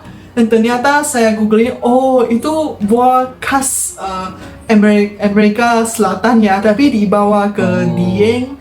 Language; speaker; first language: Indonesian; non-native, fluent; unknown